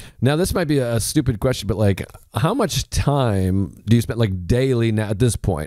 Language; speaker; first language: English; native; English